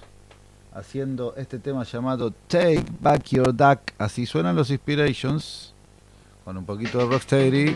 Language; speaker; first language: Spanish; native; Spanish